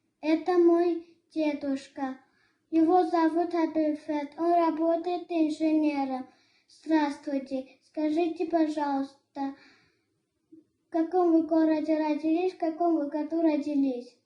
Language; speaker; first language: Russian; non-native, local second language; Azerbaijani